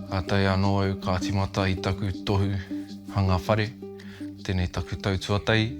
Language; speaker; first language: Māori; non-native, local second language; English